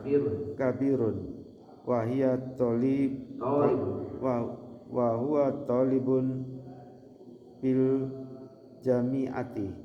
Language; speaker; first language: Arabic; non-native, learner; Indonesian